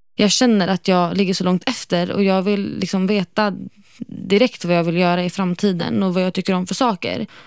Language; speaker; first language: Swedish; non-native, fluent; Arabic